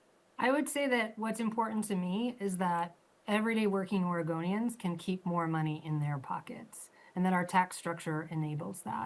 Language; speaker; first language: English; native; English